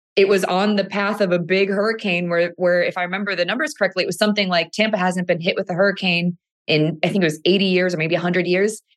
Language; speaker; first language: English; native; English